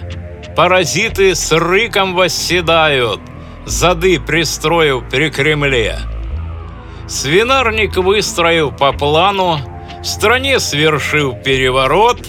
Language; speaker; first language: Russian; native; Russian